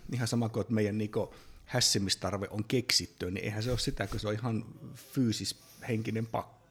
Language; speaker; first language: Finnish; native; Finnish